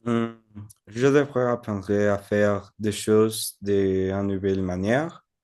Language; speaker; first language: French; non-native, learner; Spanish